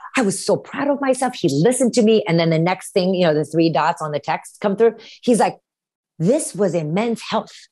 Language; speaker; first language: English; early bilingual, other home language; Romanian